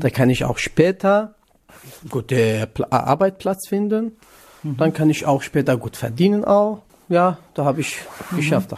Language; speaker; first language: German; non-native, learner; Kurdish